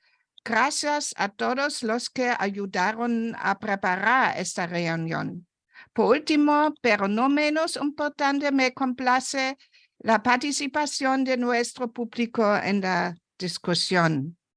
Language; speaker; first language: Spanish; non-native, fluent; German